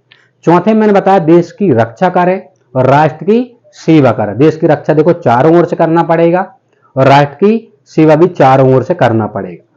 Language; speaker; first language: Hindi; native; Hindi